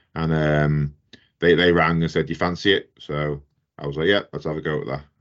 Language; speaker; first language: English; native; English